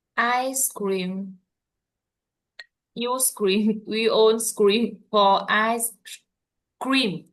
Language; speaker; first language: English; non-native, learner; Vietnamese